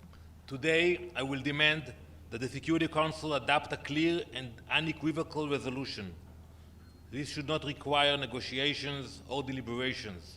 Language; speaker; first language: English; non-native, fluent; Hebrew